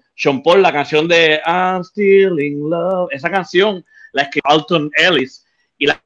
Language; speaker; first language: Spanish; native; Spanish